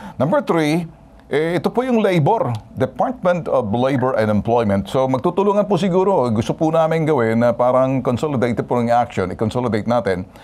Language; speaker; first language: Filipino; native; Filipino